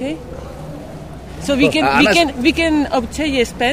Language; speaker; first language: Danish; non-native, learner; Spanish